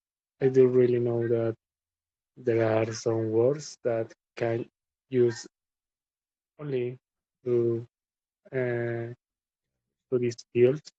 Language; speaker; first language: English; non-native, learner; Spanish